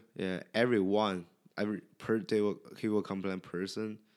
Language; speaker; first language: English; non-native, learner; Chinese